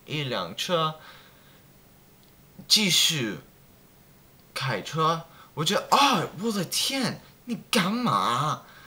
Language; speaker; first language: Chinese; non-native, learner; English